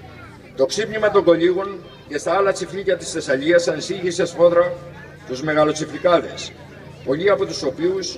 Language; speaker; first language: Greek; native; Greek